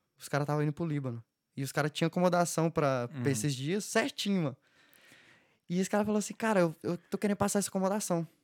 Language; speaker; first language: Portuguese; native; Portuguese